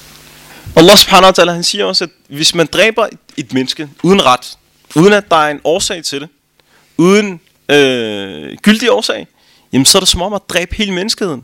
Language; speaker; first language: Danish; early bilingual, other home language; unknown